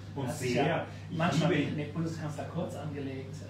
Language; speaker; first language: German; non-native, local second language; Luxembourgish